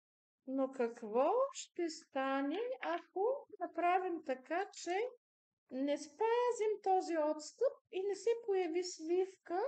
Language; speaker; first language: Bulgarian; native; Bulgarian